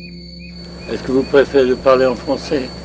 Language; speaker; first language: French; non-native, learner; English